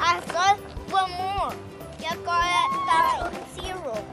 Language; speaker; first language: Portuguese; early bilingual, heritage; Portuguese